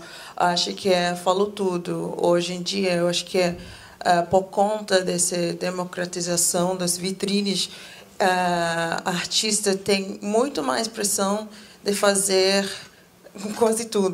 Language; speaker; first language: Portuguese; non-native, fluent; English